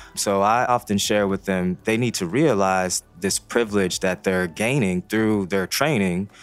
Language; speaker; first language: English; early bilingual, other home language; Haitian Creole